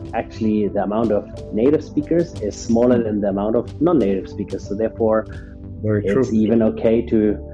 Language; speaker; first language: English; non-native, fluent; German